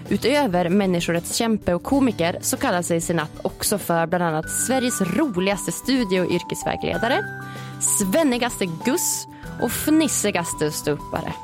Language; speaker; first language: Swedish; native; Swedish